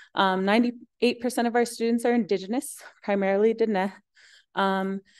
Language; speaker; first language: English; native; English